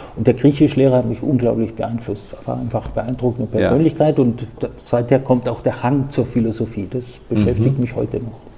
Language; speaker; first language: German; native; German